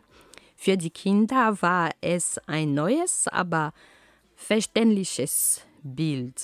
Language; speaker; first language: German; non-native, fluent; Ghomala